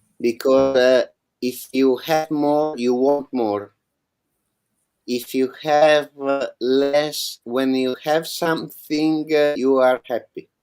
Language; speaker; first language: English; non-native, learner; Italian